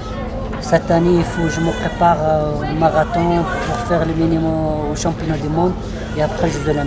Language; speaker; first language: French; non-native, learner; Arabic